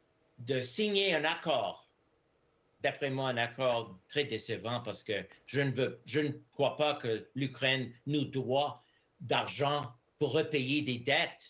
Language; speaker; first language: French; non-native, fluent; English